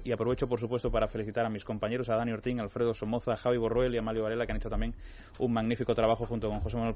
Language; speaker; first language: Spanish; native; Spanish